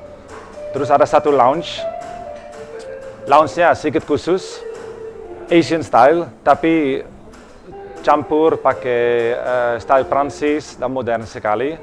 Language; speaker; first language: Indonesian; non-native, learner; Dutch